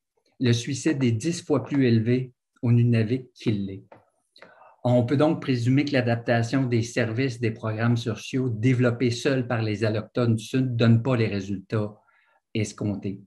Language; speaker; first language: French; native; French